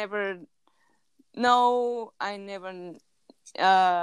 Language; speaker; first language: English; non-native, learner; Japanese